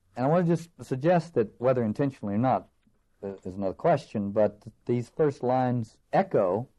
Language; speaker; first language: English; native; English